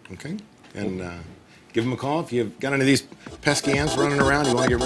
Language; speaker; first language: English; native; English